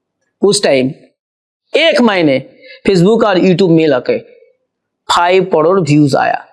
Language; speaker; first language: Hindi; non-native, local second language; Bangla